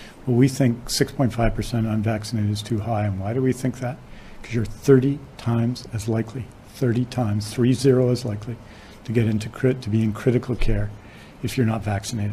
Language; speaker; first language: English; native; English